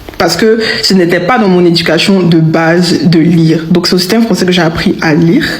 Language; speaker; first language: French; native; French